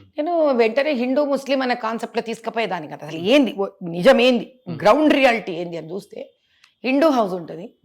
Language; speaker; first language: Telugu; native; Telugu